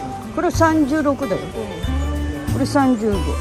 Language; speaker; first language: Japanese; non-native, fluent; Filipino